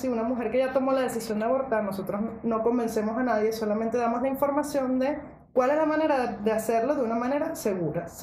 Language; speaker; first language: Spanish; native; Spanish